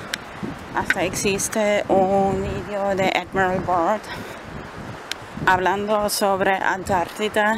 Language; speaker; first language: Spanish; non-native, fluent; German